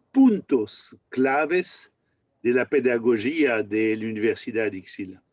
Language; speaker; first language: Spanish; non-native, learner; French